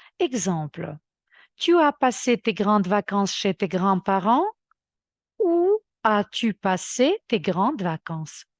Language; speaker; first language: French; non-native, fluent; Ukrainian